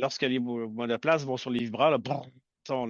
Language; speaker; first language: French; native; French